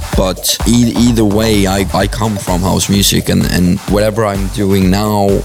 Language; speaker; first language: English; non-native, fluent; Swedish